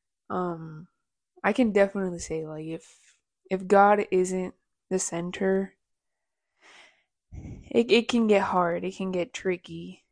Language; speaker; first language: English; early bilingual, other home language; Spanish